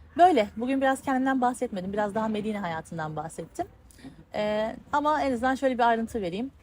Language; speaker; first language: Turkish; native; Turkish